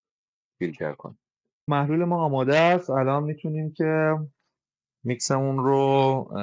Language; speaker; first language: Persian; native; Persian